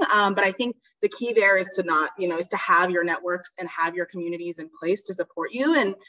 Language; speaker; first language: English; native; English